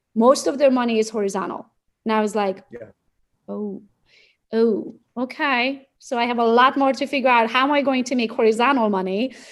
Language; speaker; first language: English; non-native, fluent; Romanian